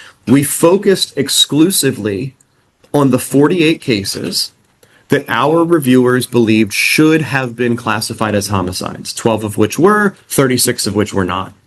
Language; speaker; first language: English; native; English